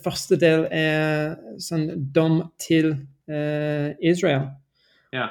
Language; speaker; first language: Norwegian; non-native, learner; English